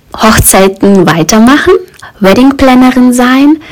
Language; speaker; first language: German; early bilingual, other home language; Russian